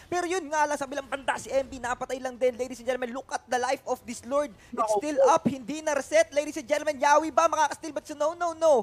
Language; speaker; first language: Filipino; native; Filipino